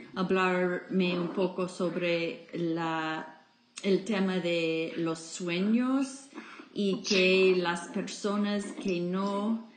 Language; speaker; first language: Spanish; non-native, fluent; English